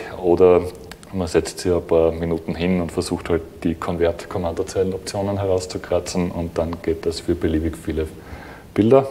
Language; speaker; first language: German; native; German